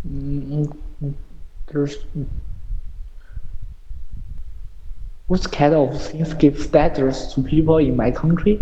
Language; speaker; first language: English; non-native, learner; Chinese